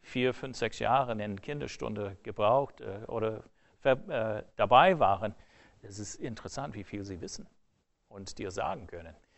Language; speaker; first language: German; non-native, fluent; English